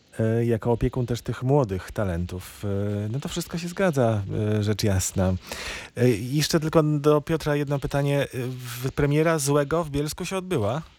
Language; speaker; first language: Polish; native; Polish